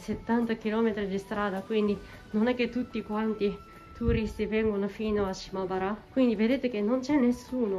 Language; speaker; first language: Italian; non-native, fluent; Japanese